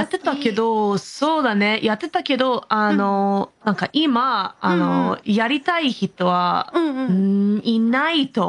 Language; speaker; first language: Japanese; non-native, fluent; English